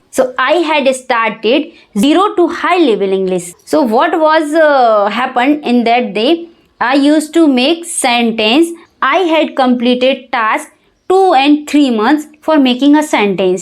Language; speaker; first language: English; non-native, learner; Hindi